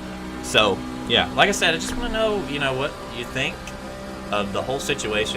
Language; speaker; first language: English; native; English